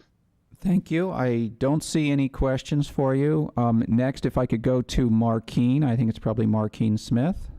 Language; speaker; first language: English; native; English